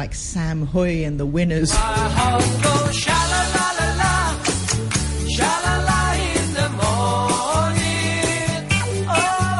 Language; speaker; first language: English; native; English